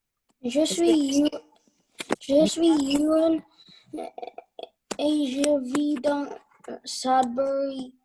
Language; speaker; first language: French; non-native, learner; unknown